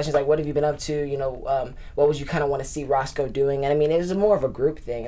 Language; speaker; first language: English; native; English